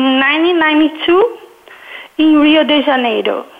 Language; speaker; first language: English; non-native, learner; Portuguese